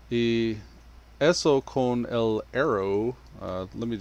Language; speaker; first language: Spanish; non-native, learner; English